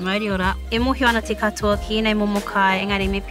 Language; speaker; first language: Māori; non-native, local second language; English